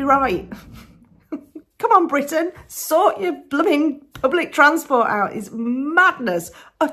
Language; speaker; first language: English; native; English